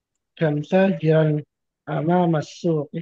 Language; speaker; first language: Arabic; non-native, learner; Indonesian